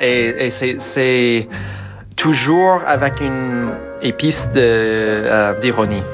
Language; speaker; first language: French; non-native, fluent; English